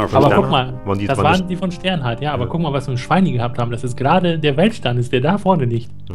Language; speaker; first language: German; native; German